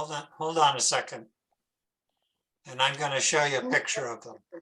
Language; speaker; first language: English; native; English